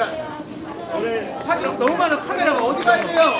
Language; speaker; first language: Korean; native; Korean